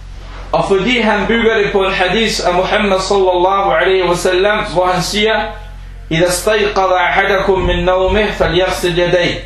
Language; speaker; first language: Danish; non-native, fluent; Arabic